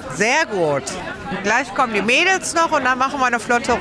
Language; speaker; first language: German; native; German